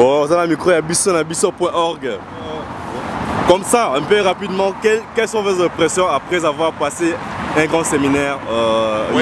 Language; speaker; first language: French; non-native, local second language; Lingala